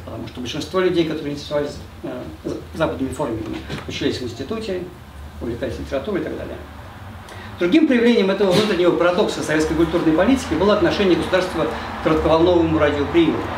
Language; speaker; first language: Russian; native; Russian